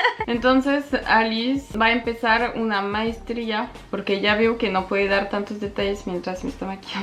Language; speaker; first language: Spanish; non-native, fluent; French